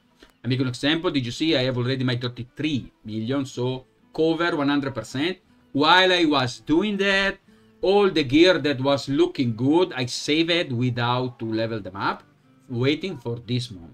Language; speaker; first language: English; non-native, fluent; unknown